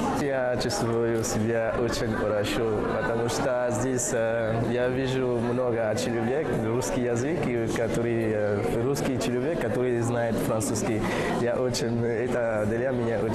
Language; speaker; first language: Russian; non-native, learner; French